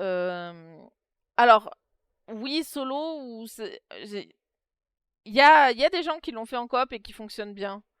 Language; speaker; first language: French; native; French